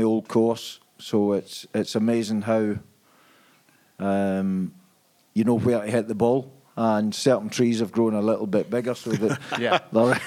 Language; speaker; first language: English; native; English